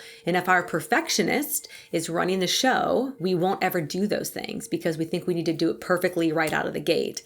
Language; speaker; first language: English; native; English